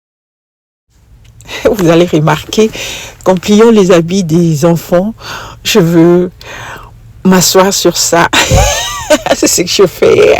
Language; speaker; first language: French; non-native, local second language; Lingala